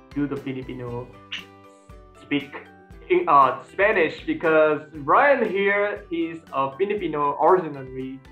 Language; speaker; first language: English; non-native, learner; Vietnamese